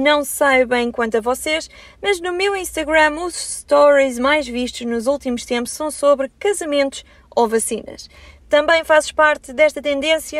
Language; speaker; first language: Portuguese; native; Portuguese